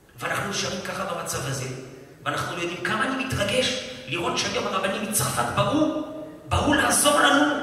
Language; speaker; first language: Hebrew; non-native, fluent; French